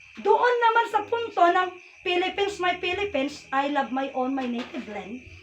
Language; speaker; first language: Filipino; non-native, local second language; Iloko